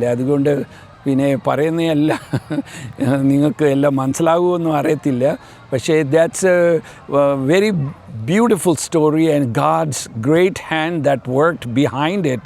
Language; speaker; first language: Malayalam; early bilingual, heritage; Malayalam